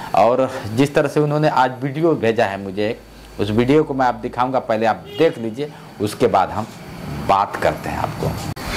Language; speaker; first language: Hindi; native; Hindi